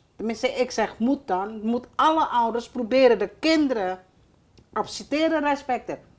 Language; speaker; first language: Dutch; early bilingual, other home language; Indonesian